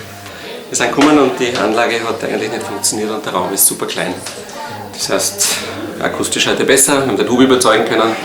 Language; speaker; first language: German; native; German